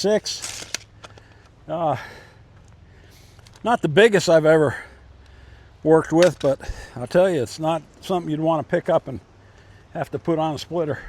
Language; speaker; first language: English; native; English